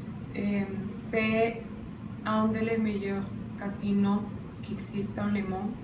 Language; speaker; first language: French; non-native, learner; Spanish